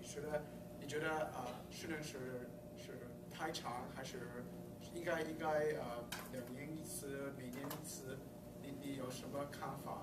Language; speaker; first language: Chinese; non-native, learner; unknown